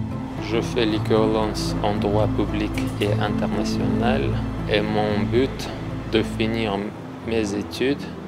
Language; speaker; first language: French; non-native, learner; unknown